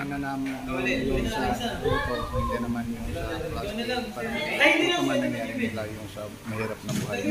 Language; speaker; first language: Filipino; non-native, learner; Punjabi